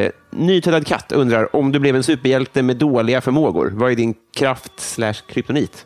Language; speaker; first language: Swedish; native; Swedish